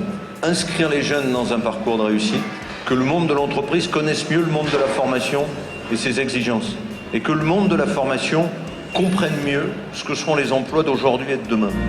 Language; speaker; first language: French; native; French